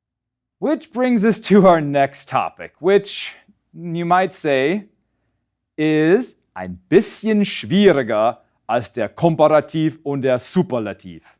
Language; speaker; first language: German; non-native, fluent; English